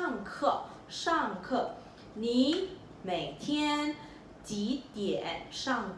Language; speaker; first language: Chinese; non-native, local second language; Malay